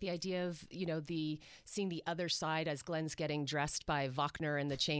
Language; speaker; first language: English; native; English